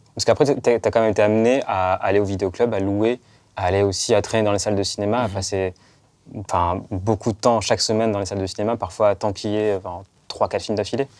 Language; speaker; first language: French; native; French